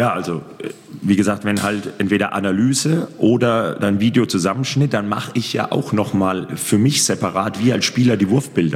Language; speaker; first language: German; native; German